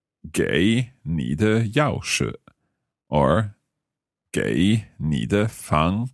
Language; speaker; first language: Chinese; non-native, learner; English